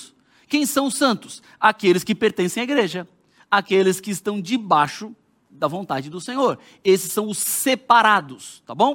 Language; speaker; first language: Portuguese; native; Portuguese